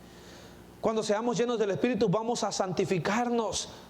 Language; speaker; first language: Spanish; native; Spanish